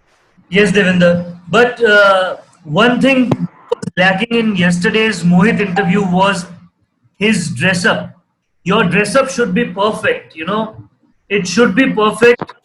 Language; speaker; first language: English; non-native, local second language; Hindi